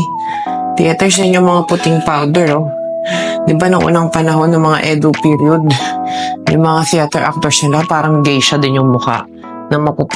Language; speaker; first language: Filipino; native; Filipino